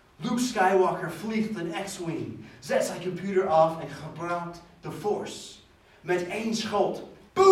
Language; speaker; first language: Dutch; non-native, fluent; English